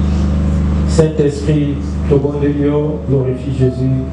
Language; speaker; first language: French; non-native, local second language; Lingala